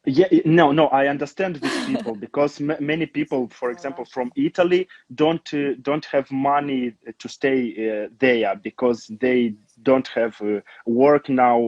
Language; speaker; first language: English; non-native, learner; Romanian